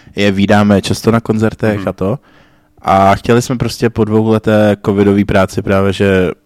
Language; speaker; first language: Czech; native; Czech